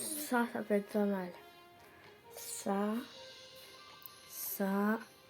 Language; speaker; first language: French; native; French